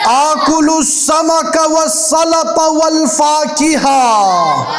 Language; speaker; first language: Arabic; non-native, fluent; Urdu